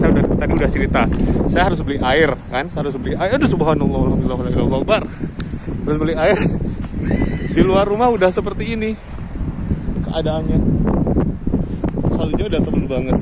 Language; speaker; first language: Indonesian; non-native, local second language; Javanese